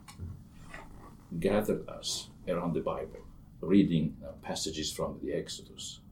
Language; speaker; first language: English; non-native, fluent; Italian